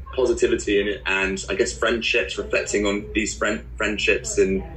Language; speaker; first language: English; native; English